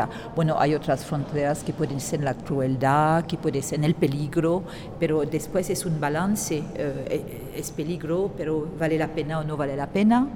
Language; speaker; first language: Spanish; non-native, fluent; French